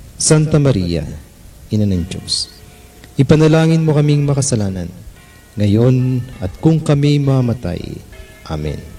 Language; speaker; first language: Filipino; native; Filipino